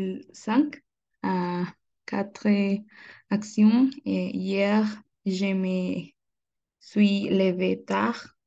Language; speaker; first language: French; non-native, learner; Spanish